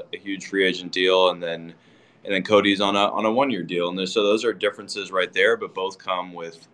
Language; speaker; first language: English; native; English